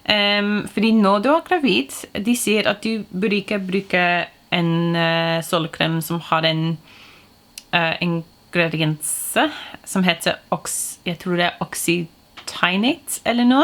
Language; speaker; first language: Norwegian; non-native, fluent; English